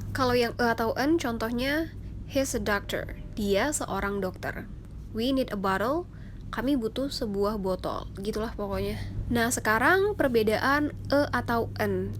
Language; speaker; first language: Indonesian; native; Indonesian